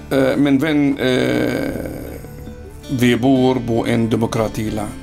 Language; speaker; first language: Swedish; non-native, learner; Arabic